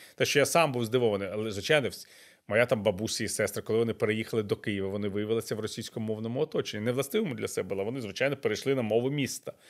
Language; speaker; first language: Ukrainian; native; Ukrainian